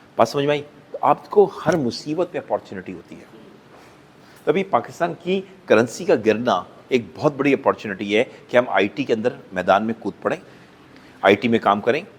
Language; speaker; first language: Urdu; native; Urdu